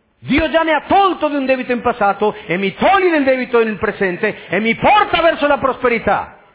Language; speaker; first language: Italian; non-native, fluent; Spanish